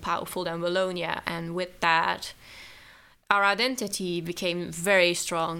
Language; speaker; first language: English; non-native, fluent; Dutch